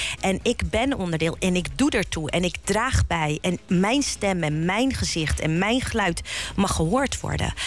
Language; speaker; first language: Dutch; early bilingual, other home language; Bosnian